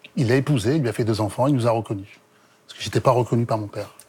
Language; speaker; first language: French; native; French